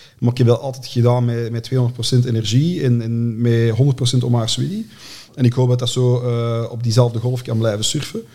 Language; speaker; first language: Dutch; native; Dutch